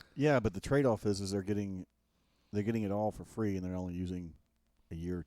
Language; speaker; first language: English; native; English